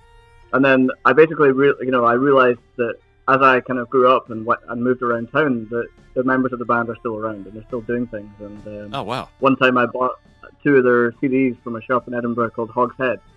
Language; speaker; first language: English; native; English